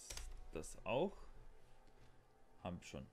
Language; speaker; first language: German; non-native, learner; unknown